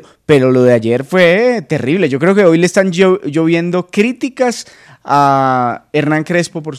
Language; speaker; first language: Spanish; native; Spanish